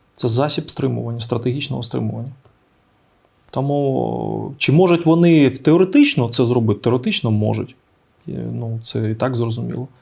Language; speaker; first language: Ukrainian; native; Ukrainian